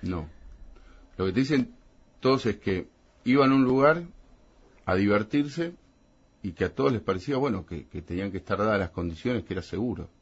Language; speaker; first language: Spanish; native; Spanish